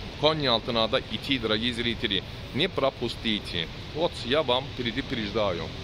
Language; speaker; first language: Russian; non-native, learner; Turkish